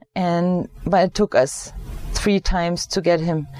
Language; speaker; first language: English; non-native, fluent; German